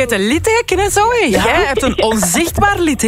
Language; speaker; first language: Dutch; native; Dutch